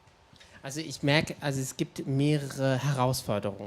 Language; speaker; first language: German; native; German